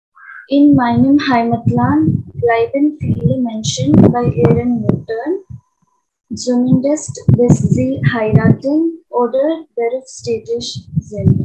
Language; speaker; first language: German; non-native, learner; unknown